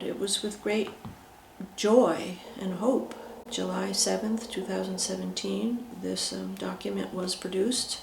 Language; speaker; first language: English; native; English